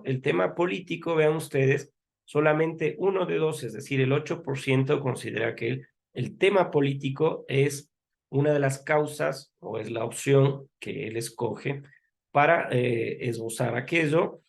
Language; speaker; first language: Spanish; native; Spanish